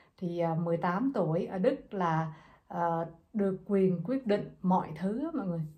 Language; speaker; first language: Vietnamese; native; Vietnamese